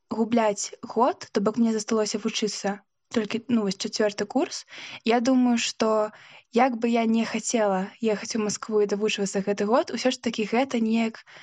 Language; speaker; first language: Belarusian; non-native, local second language; Russian